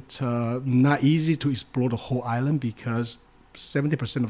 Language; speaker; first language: English; non-native, fluent; Chinese